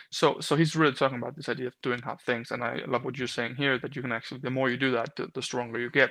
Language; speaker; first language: English; non-native, fluent; Danish